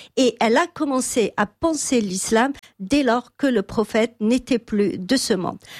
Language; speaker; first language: French; non-native, local second language; Arabic